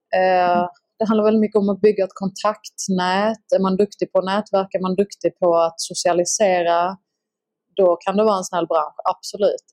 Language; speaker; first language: Swedish; native; Swedish